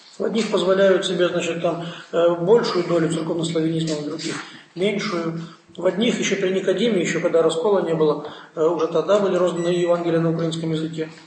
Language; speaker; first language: Russian; non-native, local second language; Ukrainian